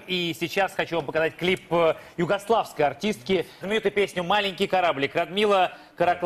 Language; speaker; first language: Russian; native; Russian